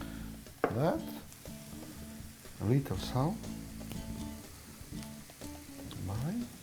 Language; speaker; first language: English; non-native, learner; Catalan